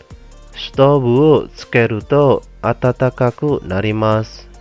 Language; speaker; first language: Japanese; non-native, fluent; Indonesian